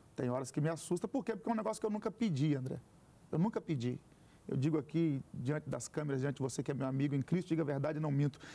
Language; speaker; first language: Portuguese; native; Portuguese